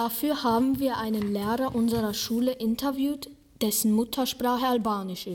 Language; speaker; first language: German; native; German